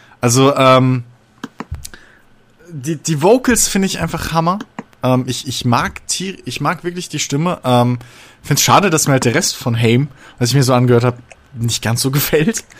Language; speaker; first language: German; native; German